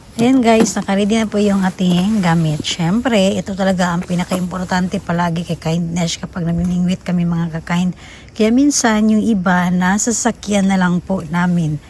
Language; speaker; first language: Filipino; non-native, local second language; Cebuano